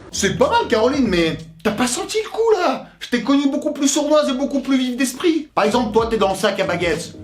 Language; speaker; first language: French; early bilingual, other home language; Russian